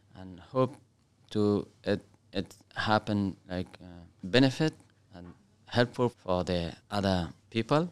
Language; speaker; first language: English; non-native, learner; Persian